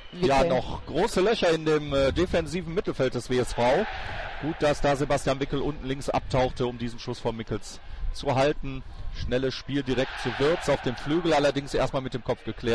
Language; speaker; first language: German; native; German